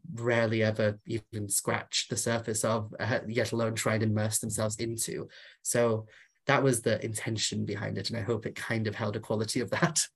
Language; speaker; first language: English; non-native, local second language; Welsh